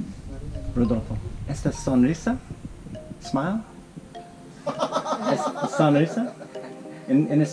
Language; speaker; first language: Spanish; non-native, learner; English